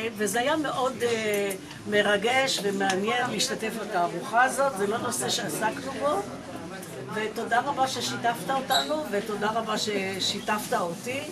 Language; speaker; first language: Hebrew; native; Hebrew